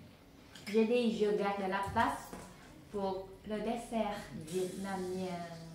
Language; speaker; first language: French; non-native, learner; Vietnamese